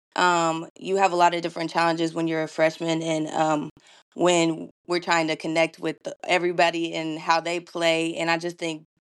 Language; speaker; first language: English; native; English